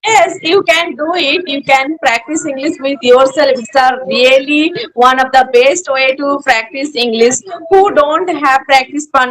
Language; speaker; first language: English; non-native, learner; Bangla